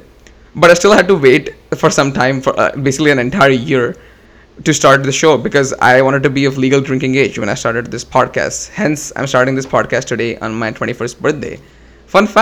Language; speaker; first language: English; non-native, local second language; Hindi